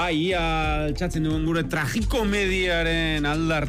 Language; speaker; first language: Basque; native; Basque